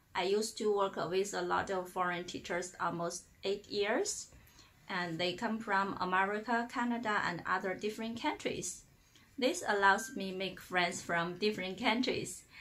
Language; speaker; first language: English; non-native, fluent; Chinese